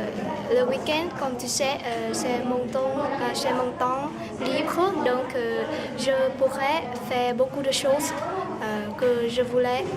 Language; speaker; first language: French; non-native, learner; Vietnamese